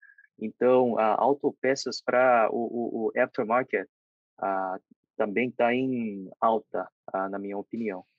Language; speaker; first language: Portuguese; non-native, fluent; Korean